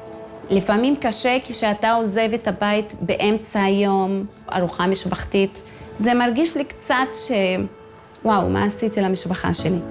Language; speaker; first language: Hebrew; non-native, local second language; Arabic